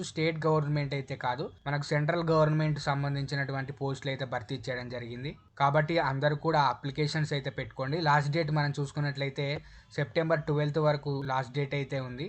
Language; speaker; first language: Telugu; native; Telugu